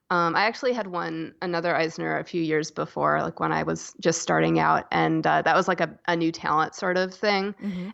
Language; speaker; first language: English; native; English